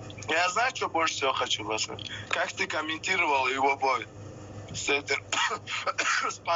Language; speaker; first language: Russian; native; Russian